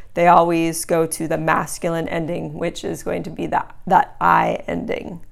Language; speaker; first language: English; native; English